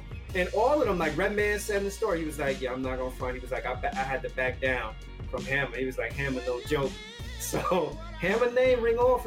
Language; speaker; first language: English; native; English